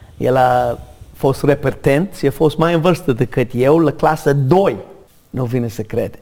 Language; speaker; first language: Romanian; non-native, learner; English